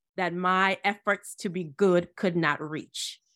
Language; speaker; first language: English; early bilingual, other home language; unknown